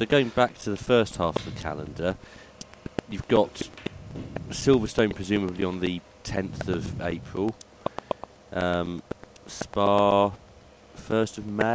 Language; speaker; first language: English; native; English